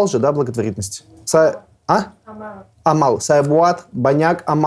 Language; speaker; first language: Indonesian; non-native, learner; Russian